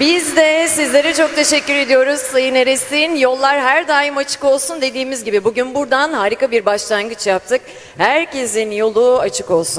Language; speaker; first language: Turkish; native; Turkish